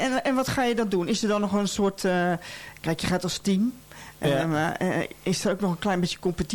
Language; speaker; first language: Dutch; native; Dutch